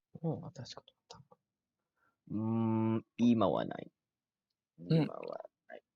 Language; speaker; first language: Japanese; non-native, learner; Malay